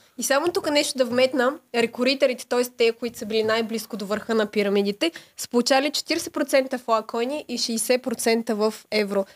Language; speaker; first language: Bulgarian; native; Bulgarian